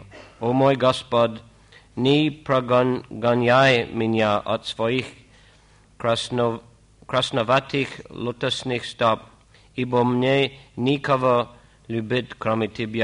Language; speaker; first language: Russian; native; Russian